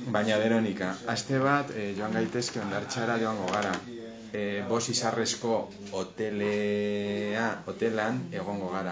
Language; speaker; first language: Basque; non-native, learner; Spanish